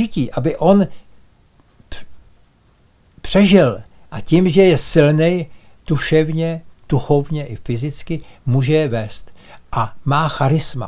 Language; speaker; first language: Czech; native; Czech